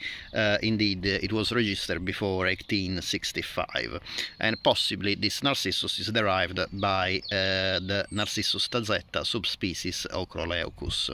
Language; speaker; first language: English; non-native, fluent; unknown